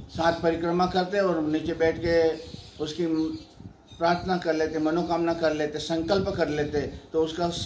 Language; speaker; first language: Hindi; non-native, local second language; Gujarati